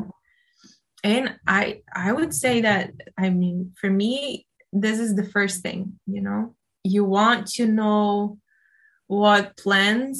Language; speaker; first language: English; non-native, fluent; Portuguese